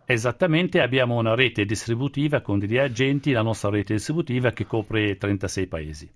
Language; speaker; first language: Italian; non-native, fluent; Arabic